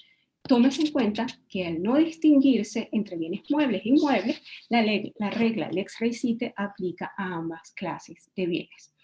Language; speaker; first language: Spanish; native; Spanish